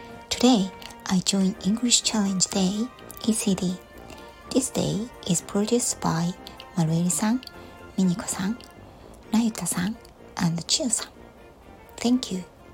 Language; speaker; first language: English; non-native, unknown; Japanese